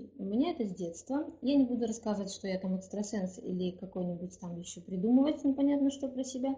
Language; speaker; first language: Russian; native; Russian